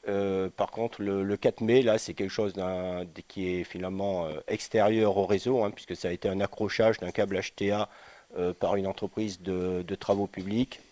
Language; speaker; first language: French; native; French